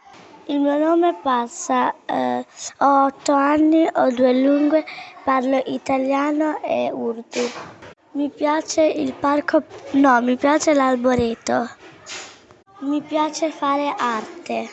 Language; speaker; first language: Italian; early bilingual, other home language; Urdu